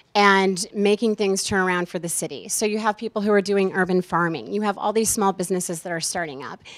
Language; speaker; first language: English; native; English